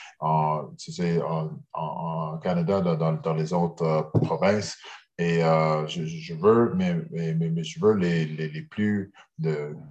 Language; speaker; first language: French; early bilingual, heritage; English